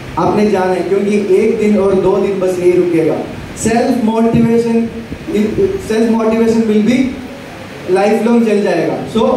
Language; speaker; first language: Hindi; non-native, local second language; Malayalam